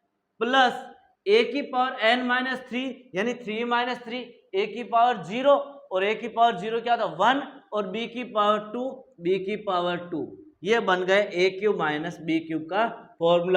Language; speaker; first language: Hindi; native; Hindi